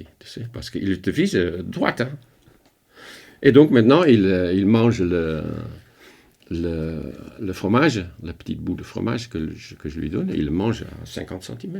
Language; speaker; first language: French; non-native, fluent; Dutch